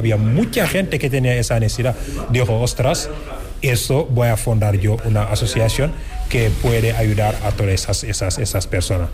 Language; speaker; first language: Spanish; non-native, fluent; Wolof